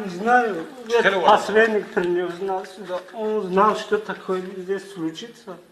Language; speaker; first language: Russian; non-native, learner; Tajik